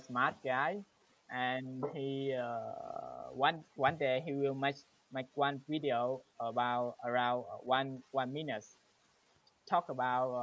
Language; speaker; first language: English; non-native, learner; Vietnamese